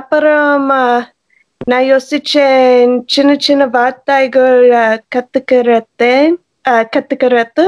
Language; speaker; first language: Tamil; non-native, learner; English